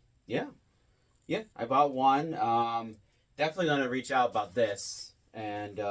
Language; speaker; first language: English; native; English